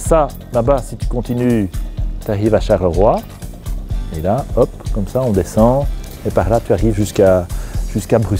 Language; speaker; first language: French; native; French